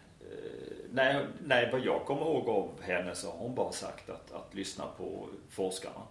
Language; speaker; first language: Swedish; native; Swedish